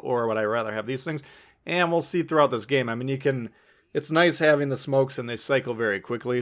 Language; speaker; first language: English; native; English